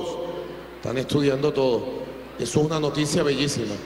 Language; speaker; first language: Spanish; native; Spanish